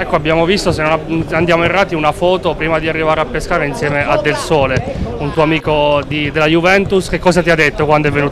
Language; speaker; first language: Italian; native; Italian